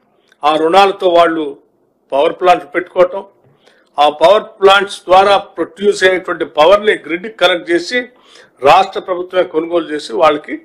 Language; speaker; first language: Telugu; native; Telugu